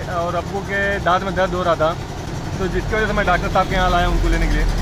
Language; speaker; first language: Hindi; native; Hindi